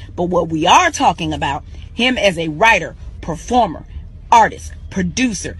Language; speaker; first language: English; native; English